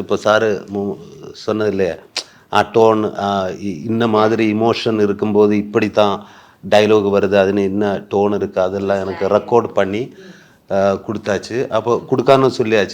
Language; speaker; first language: Tamil; non-native, learner; Malayalam